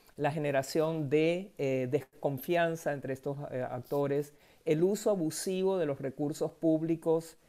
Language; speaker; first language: Spanish; native; Spanish